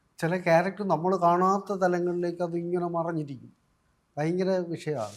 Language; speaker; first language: Malayalam; native; Malayalam